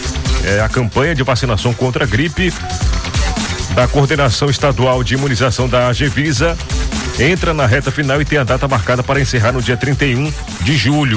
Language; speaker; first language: Portuguese; native; Portuguese